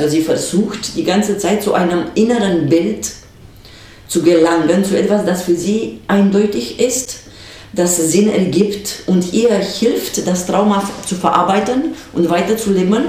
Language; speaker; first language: German; non-native, fluent; Romanian